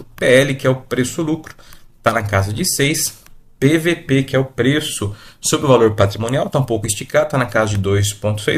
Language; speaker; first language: Portuguese; native; Portuguese